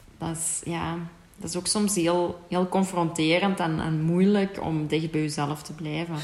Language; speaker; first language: Dutch; native; Dutch